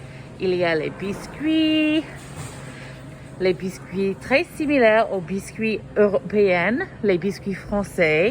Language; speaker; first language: French; non-native, fluent; English